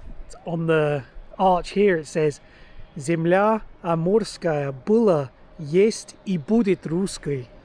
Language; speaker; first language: Russian; non-native, fluent; English